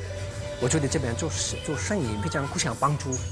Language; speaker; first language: Chinese; non-native, fluent; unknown